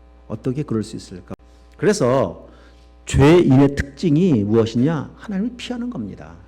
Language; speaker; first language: Korean; native; Korean